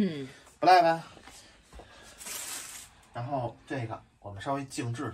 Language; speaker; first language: Chinese; native; Chinese